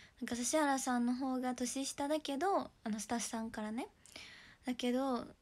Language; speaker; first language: Japanese; native; Japanese